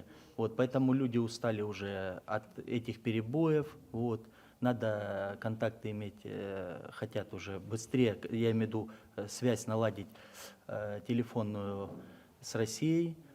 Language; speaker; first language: Russian; native; Russian